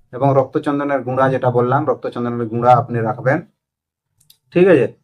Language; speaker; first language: Bangla; non-native, local second language; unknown